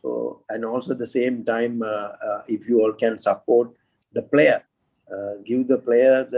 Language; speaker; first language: English; non-native, local second language; Sinhala